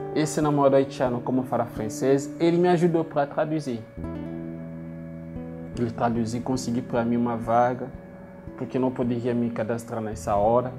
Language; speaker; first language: Portuguese; non-native, learner; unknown